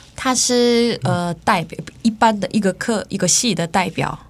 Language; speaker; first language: Chinese; non-native, fluent; Korean